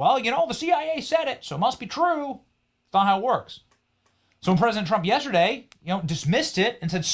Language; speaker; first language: English; native; English